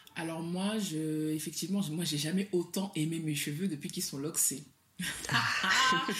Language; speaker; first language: French; non-native, local second language; Soninke